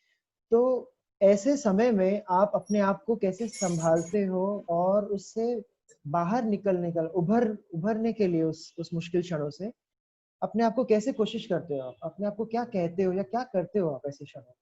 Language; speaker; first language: Hindi; native; Hindi